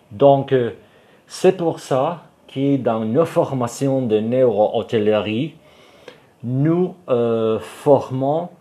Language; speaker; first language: French; non-native, fluent; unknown